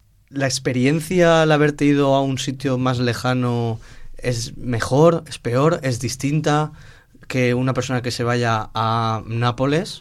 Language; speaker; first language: Spanish; native; Spanish